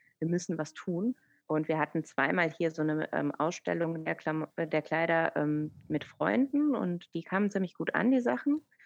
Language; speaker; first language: German; early bilingual, other home language; Persian